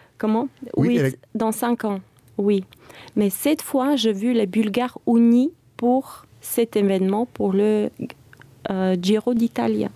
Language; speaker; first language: French; non-native, fluent; Bulgarian